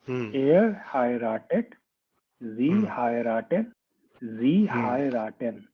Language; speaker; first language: German; non-native, learner; Hindi